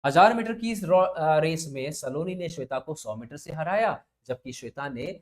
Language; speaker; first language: Hindi; non-native, local second language; Marathi